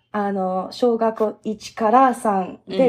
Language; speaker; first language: Japanese; early bilingual, heritage; English